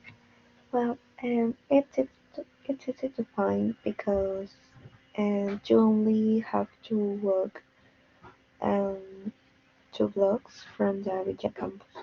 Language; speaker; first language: English; non-native, learner; Spanish